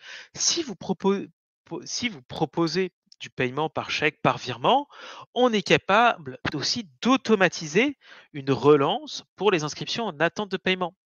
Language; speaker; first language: French; native; French